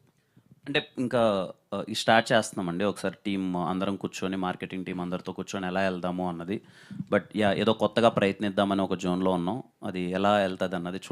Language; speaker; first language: Telugu; native; Telugu